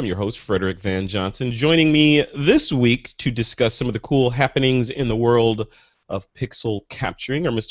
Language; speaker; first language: English; native; English